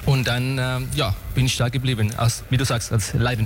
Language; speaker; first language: German; non-native, fluent; Spanish